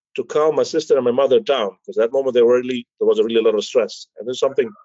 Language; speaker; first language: English; early bilingual, other home language; Dutch